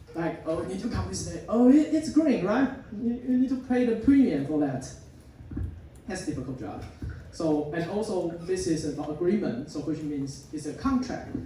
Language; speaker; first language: English; non-native, fluent; Chinese